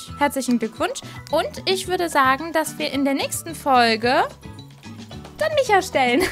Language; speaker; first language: German; native; German